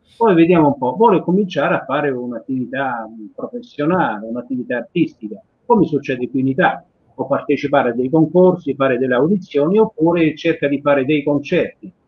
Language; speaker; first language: Italian; native; Italian